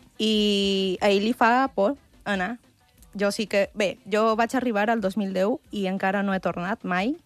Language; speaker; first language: Catalan; early bilingual, other home language; Spanish